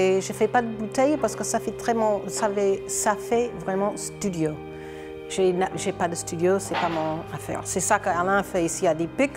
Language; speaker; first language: French; non-native, fluent; English